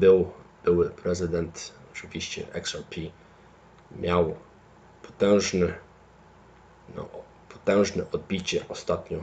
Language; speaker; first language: Polish; early bilingual, heritage; Polish